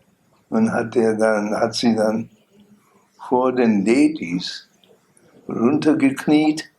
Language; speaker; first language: German; non-native, learner; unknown